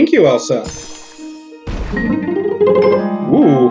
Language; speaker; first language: English; native; English